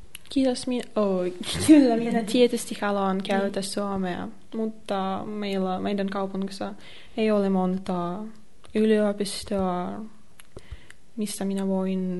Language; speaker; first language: Finnish; non-native, learner; Russian